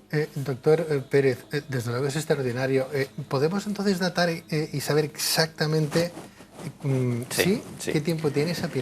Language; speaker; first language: Spanish; native; Spanish